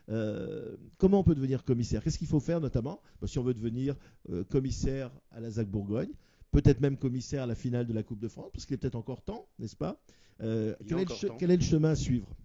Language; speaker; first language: French; native; French